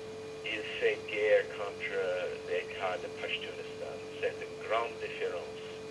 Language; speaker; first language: French; non-native, fluent; English